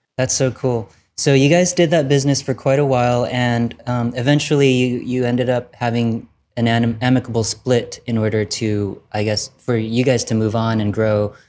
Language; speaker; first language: English; early bilingual, other home language; Vietnamese